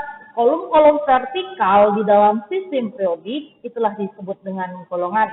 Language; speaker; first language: Indonesian; native; Indonesian